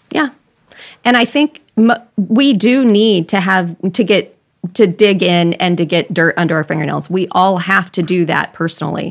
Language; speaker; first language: English; native; English